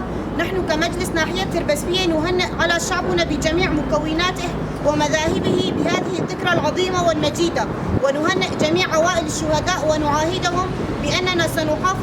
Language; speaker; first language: Arabic; non-native, local second language; Kurdish